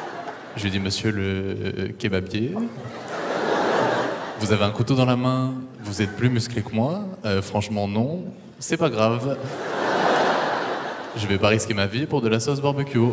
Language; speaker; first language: French; native; French